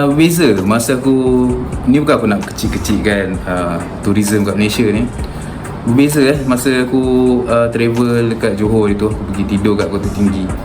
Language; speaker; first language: Malay; native; Malay